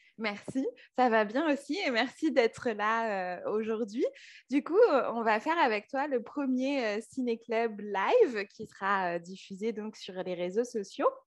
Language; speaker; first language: French; native; French